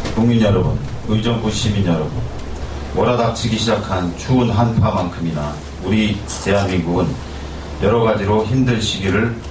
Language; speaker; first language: Korean; native; Korean